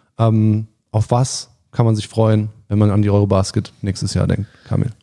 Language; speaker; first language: German; native; German